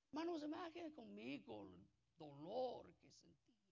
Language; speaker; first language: Spanish; non-native, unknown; English